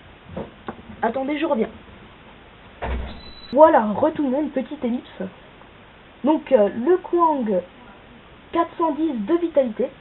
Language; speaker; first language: French; native; French